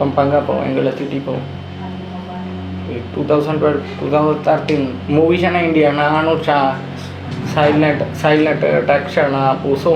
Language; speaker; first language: Filipino; non-native, learner; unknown